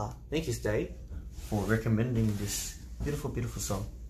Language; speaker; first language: English; early bilingual, other home language; Korean